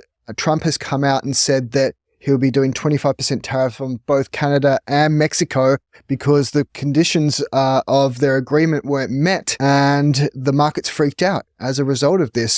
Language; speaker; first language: English; native; English